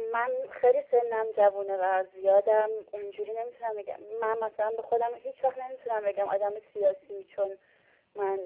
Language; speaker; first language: Persian; early bilingual, heritage; Persian